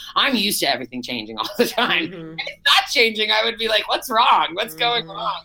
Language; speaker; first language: English; native; English